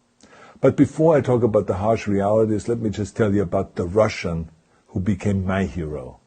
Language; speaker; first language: English; non-native, fluent; German